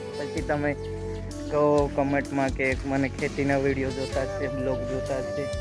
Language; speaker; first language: Gujarati; non-native, local second language; Bhili